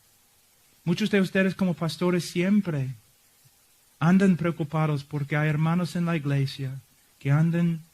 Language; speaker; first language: Spanish; non-native, fluent; English